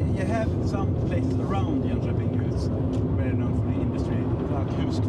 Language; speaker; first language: English; non-native, fluent; Swedish